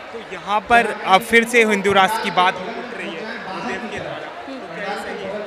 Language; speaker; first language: Hindi; native; Hindi